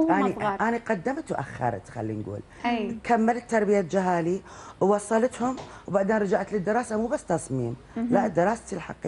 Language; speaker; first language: Arabic; native; Arabic